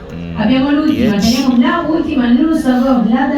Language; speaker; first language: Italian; non-native, fluent; Spanish